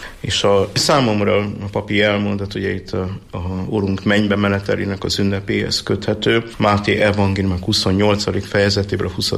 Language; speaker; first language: Hungarian; native; Hungarian